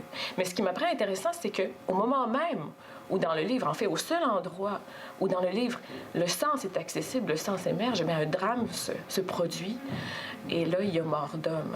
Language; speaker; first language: French; native; French